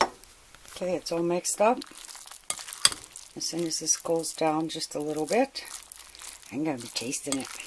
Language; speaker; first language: English; native; English